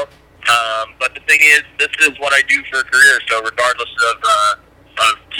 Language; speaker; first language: English; native; English